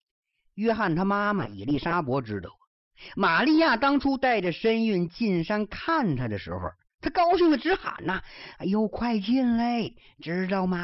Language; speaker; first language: Chinese; native; Chinese